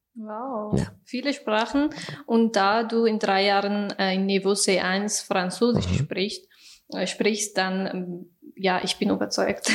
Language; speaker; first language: German; non-native, fluent; Persian